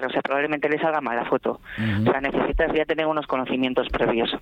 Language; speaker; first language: Spanish; native; Spanish